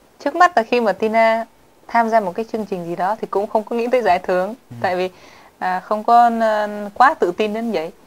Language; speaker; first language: Vietnamese; early bilingual, heritage; Vietnamese